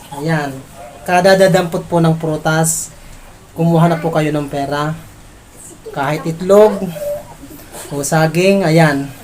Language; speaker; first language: Filipino; non-native, local second language; Bikol